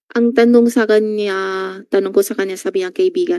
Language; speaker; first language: Filipino; non-native, learner; Chinese